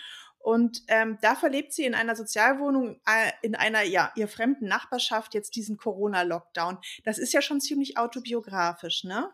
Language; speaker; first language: German; native; German